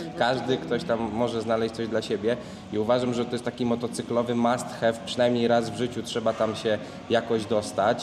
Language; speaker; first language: Polish; native; Polish